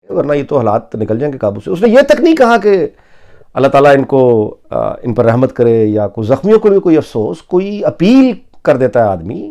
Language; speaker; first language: Urdu; native; Urdu